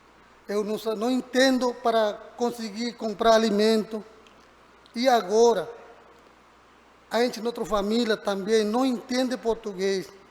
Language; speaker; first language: Portuguese; non-native, learner; Spanish